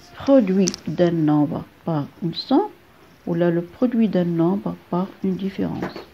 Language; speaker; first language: French; non-native, local second language; Arabic